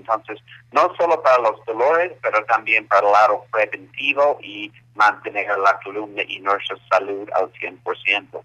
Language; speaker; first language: Spanish; non-native, fluent; English